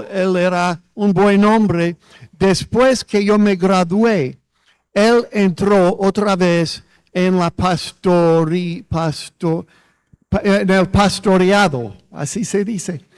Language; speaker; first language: Spanish; non-native, fluent; English